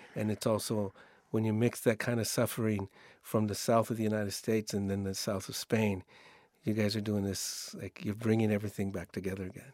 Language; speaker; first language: English; native; English